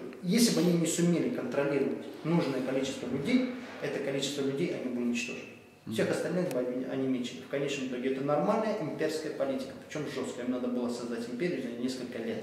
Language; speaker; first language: Russian; native; Russian